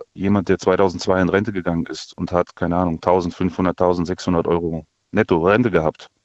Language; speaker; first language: German; non-native, fluent; Russian